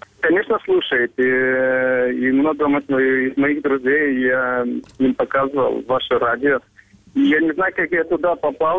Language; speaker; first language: Russian; non-native, fluent; Romanian